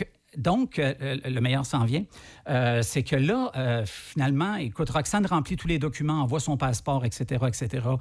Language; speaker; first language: French; native; French